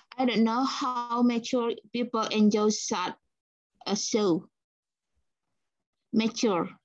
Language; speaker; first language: English; non-native, learner; Indonesian